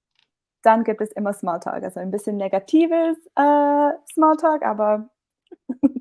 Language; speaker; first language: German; non-native, fluent; English